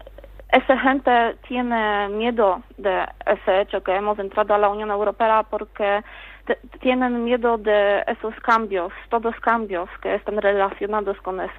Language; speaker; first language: Spanish; non-native, fluent; Polish